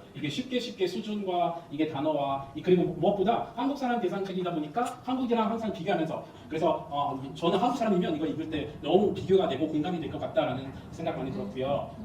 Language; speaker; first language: Korean; non-native, fluent; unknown